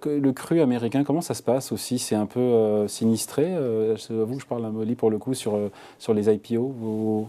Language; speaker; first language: French; native; French